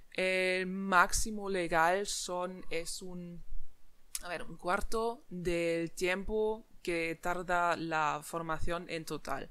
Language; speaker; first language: Spanish; non-native, fluent; German